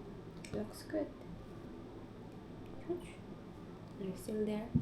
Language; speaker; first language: English; non-native, fluent; Filipino